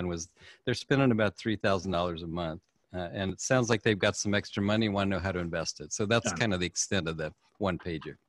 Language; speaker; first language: English; native; English